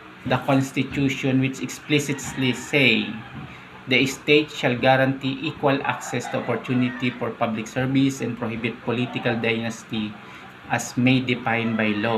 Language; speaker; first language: English; non-native, local second language; Filipino